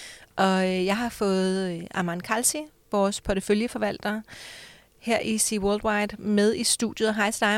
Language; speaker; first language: Danish; native; Danish